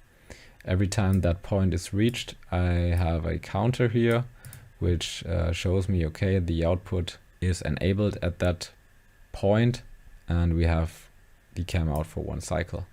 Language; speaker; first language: English; non-native, fluent; German